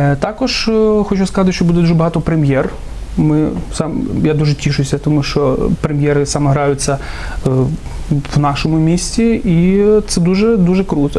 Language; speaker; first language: Ukrainian; non-native, local second language; Russian